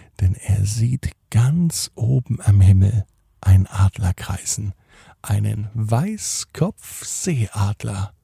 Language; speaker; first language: German; native; German